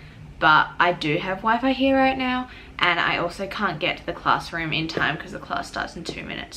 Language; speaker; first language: English; native; English